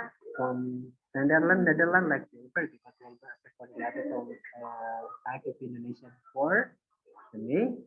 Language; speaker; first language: English; non-native, learner; Indonesian